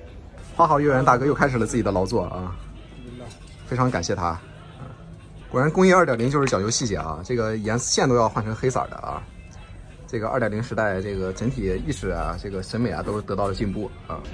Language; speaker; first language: Chinese; native; Chinese